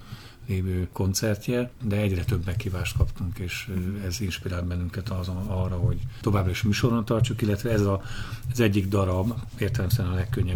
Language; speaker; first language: Hungarian; native; Hungarian